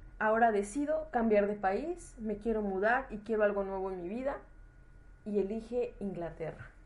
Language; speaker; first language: Spanish; native; Spanish